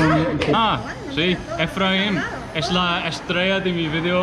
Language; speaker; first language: Spanish; non-native, learner; English